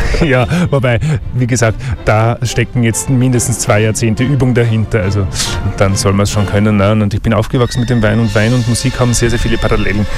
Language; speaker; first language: German; native; German